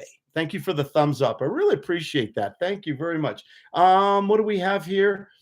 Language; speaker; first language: English; native; English